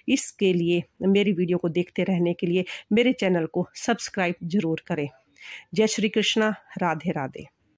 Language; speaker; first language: Hindi; native; Hindi